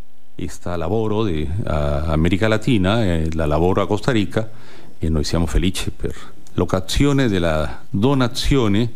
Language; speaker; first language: Italian; non-native, learner; Spanish